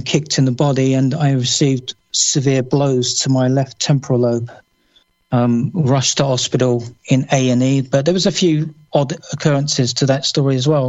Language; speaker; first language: English; native; English